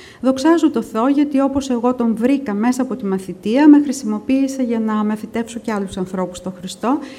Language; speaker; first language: Greek; early bilingual, other home language; English